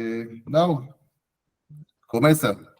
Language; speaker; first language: Portuguese; non-native, fluent; Hebrew